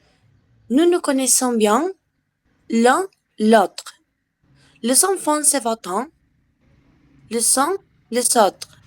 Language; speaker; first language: French; non-native, learner; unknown